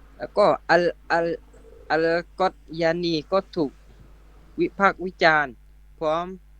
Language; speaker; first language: Thai; non-native, local second language; Pattani Malay